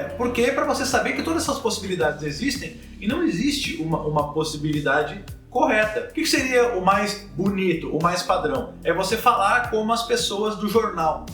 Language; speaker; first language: Portuguese; native; Portuguese